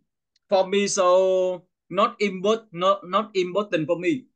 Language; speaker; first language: English; non-native, learner; Vietnamese